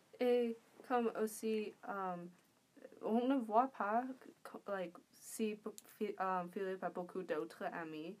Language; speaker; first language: French; non-native, learner; English